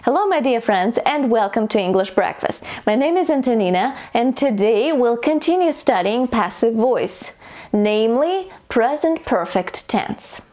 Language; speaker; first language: English; non-native, fluent; Russian